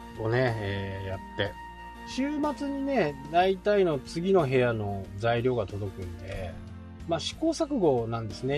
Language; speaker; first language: Japanese; native; Japanese